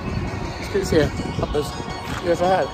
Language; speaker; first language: Swedish; native; Swedish